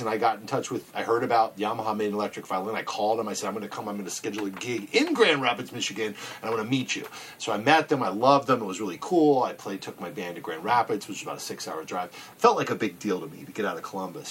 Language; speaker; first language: English; native; English